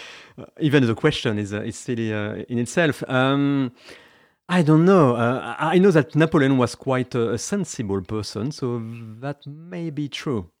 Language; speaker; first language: English; non-native, fluent; French